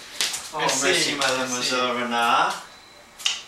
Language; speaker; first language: French; non-native, learner; English